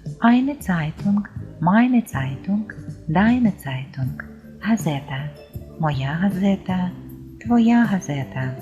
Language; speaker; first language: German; non-native, fluent; Ukrainian